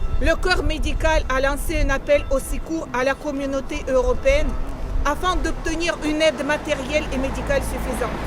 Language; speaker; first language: French; non-native, learner; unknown